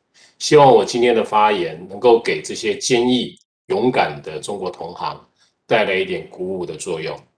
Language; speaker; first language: Chinese; native; Chinese